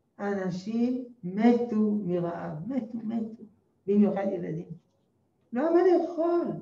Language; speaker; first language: Hebrew; non-native, fluent; French